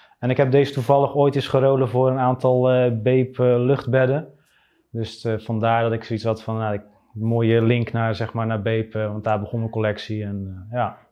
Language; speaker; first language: Dutch; native; Dutch